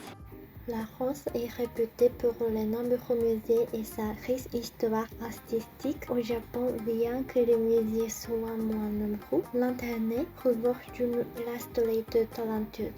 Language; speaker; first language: French; non-native, learner; Japanese